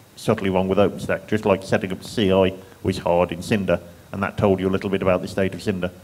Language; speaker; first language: English; native; English